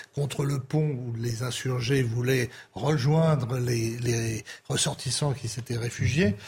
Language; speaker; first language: French; non-native, fluent; English